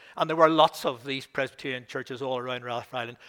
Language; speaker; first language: English; native; English